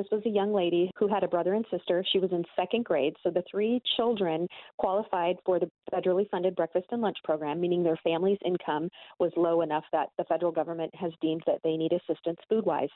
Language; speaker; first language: English; native; English